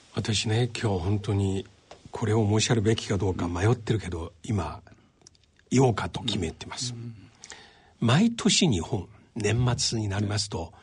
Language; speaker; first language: Japanese; non-native, fluent; Chinese